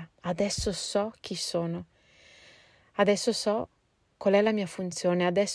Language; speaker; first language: Italian; native; Italian